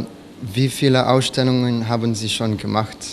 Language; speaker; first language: German; non-native, learner; Bulgarian